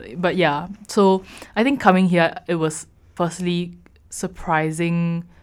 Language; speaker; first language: English; native; English